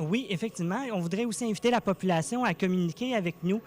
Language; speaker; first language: French; native; French